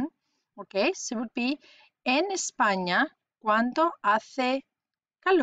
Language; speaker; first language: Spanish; non-native, fluent; English